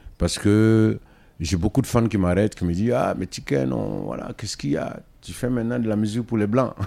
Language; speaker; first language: French; non-native, local second language; Dyula